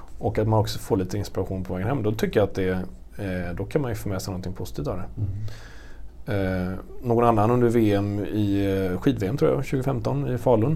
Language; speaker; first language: Swedish; native; Swedish